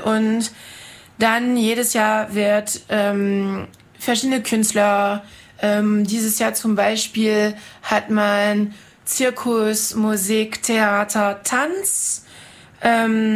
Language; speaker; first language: German; non-native, fluent; French